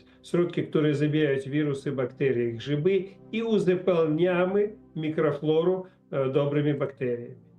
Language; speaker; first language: Polish; non-native, learner; Russian